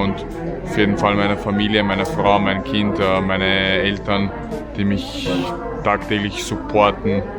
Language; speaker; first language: German; early bilingual, other home language; Serbian